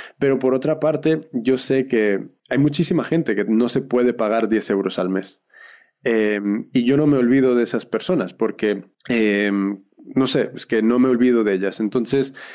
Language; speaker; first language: Spanish; early bilingual, heritage; Spanish